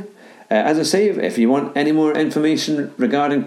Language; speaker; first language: English; native; English